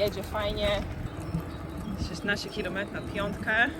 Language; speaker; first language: Polish; non-native, learner; English